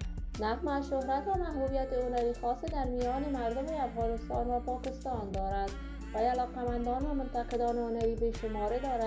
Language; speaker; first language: Persian; native; Persian